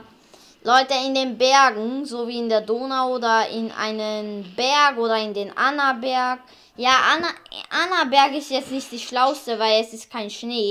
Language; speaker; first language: German; early bilingual, other home language; Hungarian